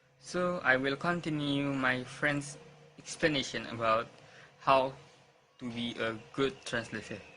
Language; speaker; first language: English; non-native, learner; Indonesian